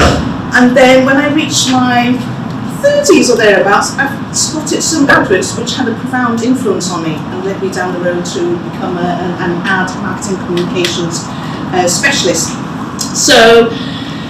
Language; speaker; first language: English; native; English